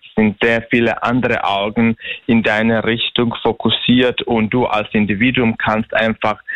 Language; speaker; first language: German; non-native, fluent; Bosnian